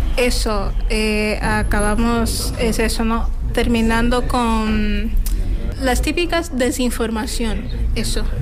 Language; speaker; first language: Spanish; non-native, fluent; Portuguese